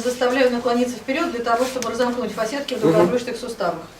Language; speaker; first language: Russian; native; Russian